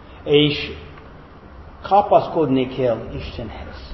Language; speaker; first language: Hungarian; non-native, fluent; English